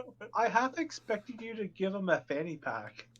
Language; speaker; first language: English; native; English